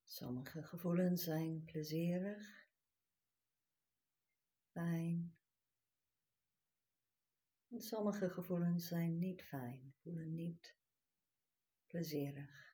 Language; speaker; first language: Dutch; non-native, fluent; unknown